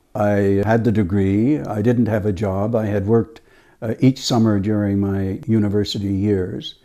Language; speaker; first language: English; native; English